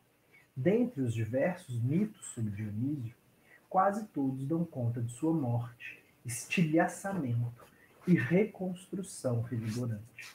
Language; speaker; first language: Portuguese; native; Portuguese